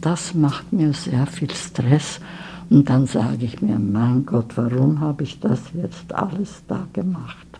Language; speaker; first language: German; early bilingual, heritage; German